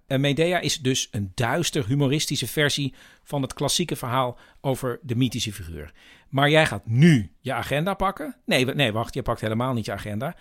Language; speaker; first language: Dutch; native; Dutch